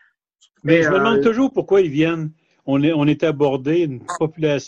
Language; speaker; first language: French; native; French